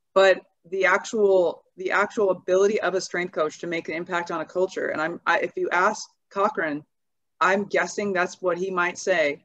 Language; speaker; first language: English; native; English